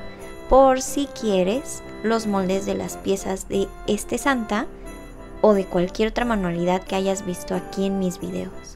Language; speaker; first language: Spanish; native; Spanish